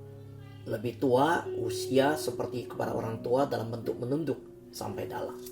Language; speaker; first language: Indonesian; native; Indonesian